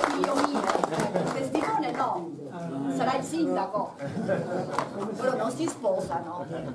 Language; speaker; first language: Italian; non-native, fluent; Albanian